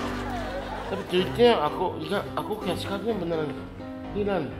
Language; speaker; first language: Indonesian; non-native, fluent; Japanese